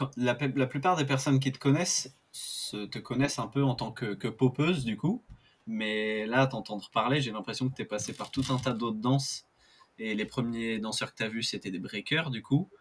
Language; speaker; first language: French; native; French